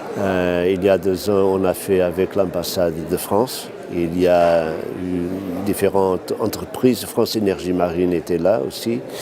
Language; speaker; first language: French; non-native, fluent; Portuguese